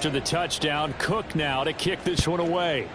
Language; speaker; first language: English; native; English